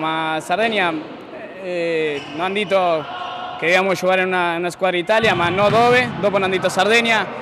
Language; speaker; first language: Italian; non-native, learner; Spanish